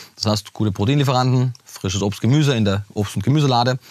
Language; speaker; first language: German; native; German